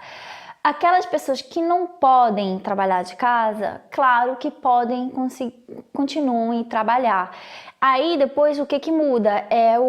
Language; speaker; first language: Portuguese; non-native, fluent; Italian